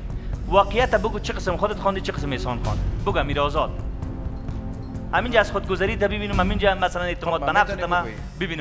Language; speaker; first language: Persian; native; Persian